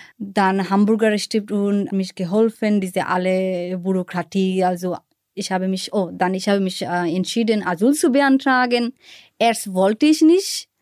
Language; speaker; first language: German; non-native, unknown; Bangla